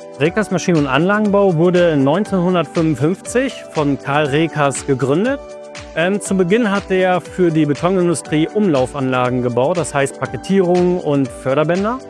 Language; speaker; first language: German; native; German